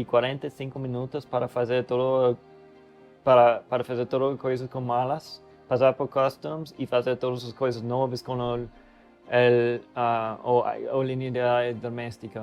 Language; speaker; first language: Portuguese; non-native, learner; English